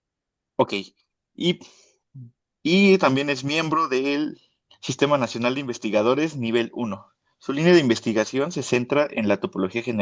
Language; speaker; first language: Spanish; native; Spanish